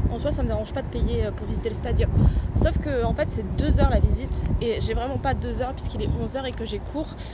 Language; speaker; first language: French; native; French